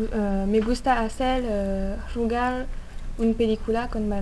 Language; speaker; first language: Spanish; non-native, learner; French